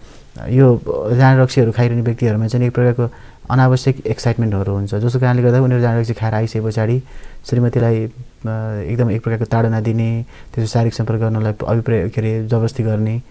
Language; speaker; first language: Nepali; native; Nepali